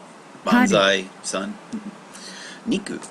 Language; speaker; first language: Japanese; non-native, learner; English